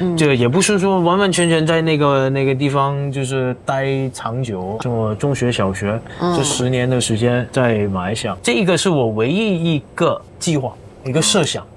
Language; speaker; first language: Chinese; native; Chinese